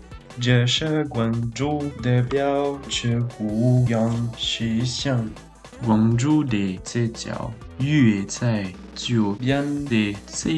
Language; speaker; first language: Chinese; non-native, learner; French